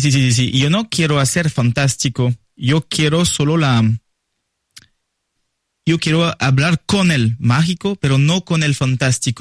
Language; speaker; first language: Spanish; non-native, learner; French